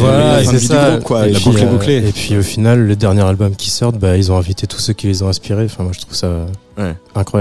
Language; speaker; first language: French; native; French